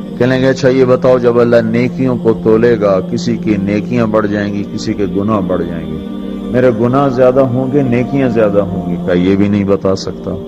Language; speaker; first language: Urdu; non-native, local second language; Punjabi